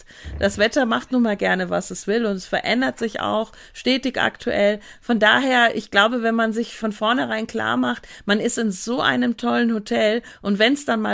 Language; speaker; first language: German; native; German